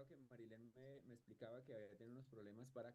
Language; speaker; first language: Spanish; native; Spanish